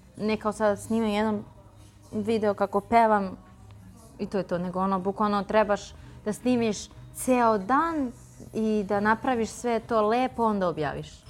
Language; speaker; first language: Serbian; non-native, fluent; Chinese